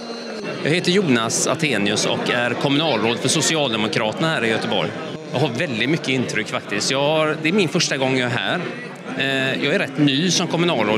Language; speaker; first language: Swedish; native; Swedish